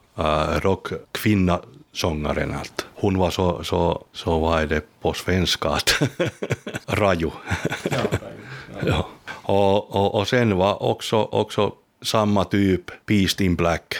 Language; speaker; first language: Swedish; non-native, local second language; Finnish